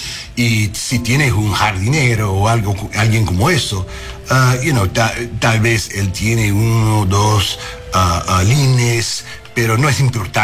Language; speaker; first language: Spanish; non-native, learner; English